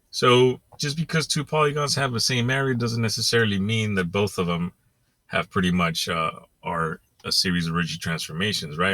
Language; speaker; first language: English; native; English